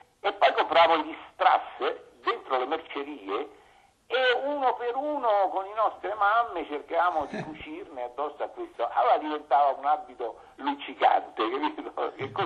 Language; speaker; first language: Italian; native; Italian